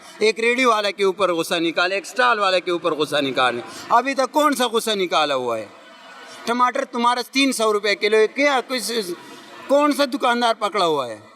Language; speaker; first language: Urdu; non-native, local second language; Pashto